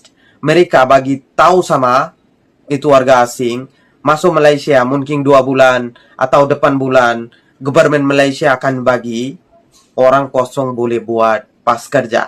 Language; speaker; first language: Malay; non-native, fluent; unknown